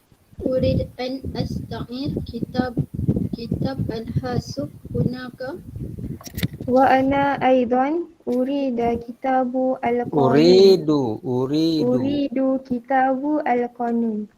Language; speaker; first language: Arabic; non-native, learner; Malay